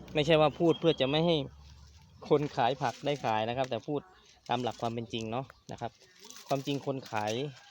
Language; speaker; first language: Thai; native; Thai